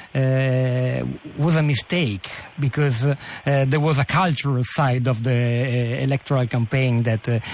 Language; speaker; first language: English; non-native, fluent; Italian